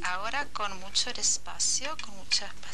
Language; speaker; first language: Spanish; non-native, learner; Czech